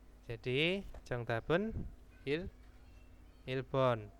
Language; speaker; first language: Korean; non-native, fluent; Indonesian